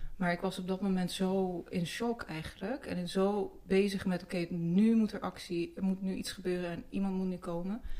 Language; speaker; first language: Dutch; early bilingual, other home language; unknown